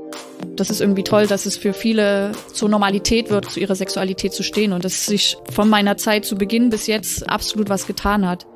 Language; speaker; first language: German; native; German